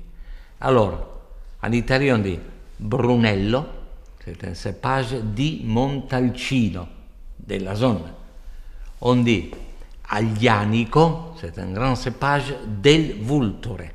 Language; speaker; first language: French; non-native, fluent; Italian